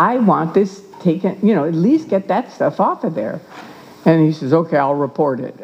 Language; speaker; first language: English; native; English